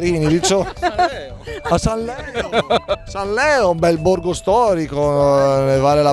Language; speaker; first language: Italian; native; Italian